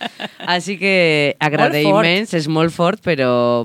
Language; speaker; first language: Spanish; native; Spanish